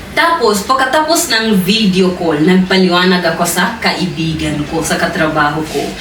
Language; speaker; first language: Filipino; non-native, fluent; Swahili